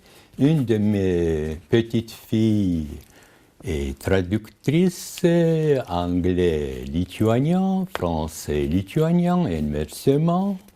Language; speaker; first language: French; non-native, fluent; Lithuanian